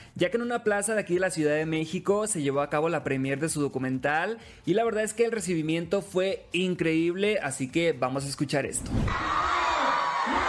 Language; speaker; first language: Spanish; native; Spanish